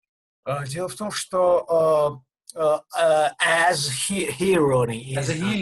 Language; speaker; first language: Russian; native; Russian